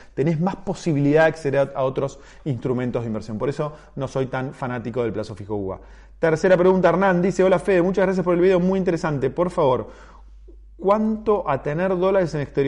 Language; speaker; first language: Spanish; native; Spanish